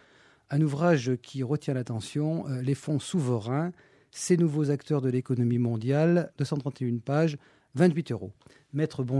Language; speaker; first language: French; native; French